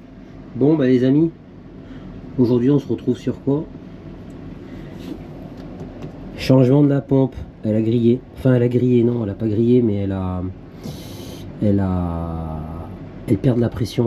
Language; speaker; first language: French; native; French